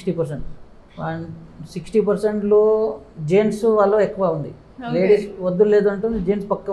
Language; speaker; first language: Telugu; non-native, local second language; Kannada